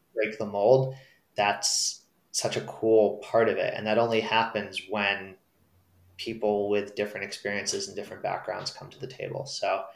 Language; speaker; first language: English; native; English